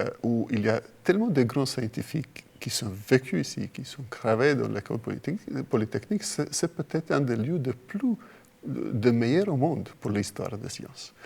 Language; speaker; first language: French; non-native, fluent; Croatian